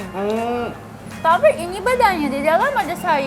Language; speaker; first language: Indonesian; non-native, fluent; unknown